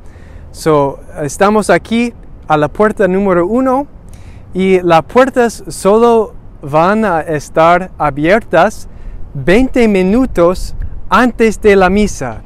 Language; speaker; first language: Spanish; non-native, learner; English